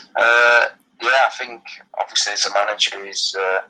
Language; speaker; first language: English; native; English